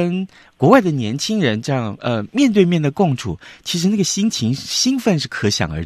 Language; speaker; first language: Chinese; native; Chinese